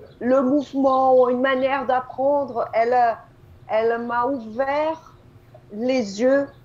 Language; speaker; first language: French; non-native, fluent; Portuguese